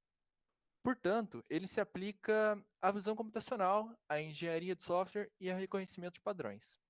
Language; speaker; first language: Portuguese; native; Portuguese